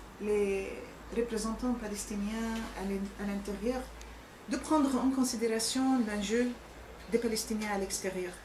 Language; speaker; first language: French; non-native, fluent; Arabic